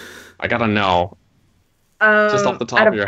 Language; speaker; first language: English; native; English